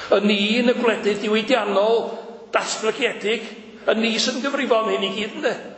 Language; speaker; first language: Welsh; native; Welsh